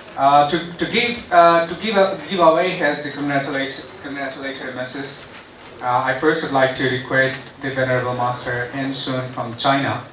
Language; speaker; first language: English; non-native, local second language; Nepali